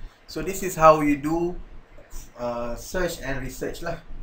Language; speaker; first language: English; non-native, local second language; Malay